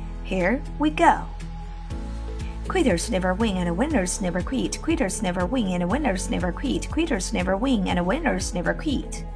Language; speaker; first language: English; non-native, fluent; Chinese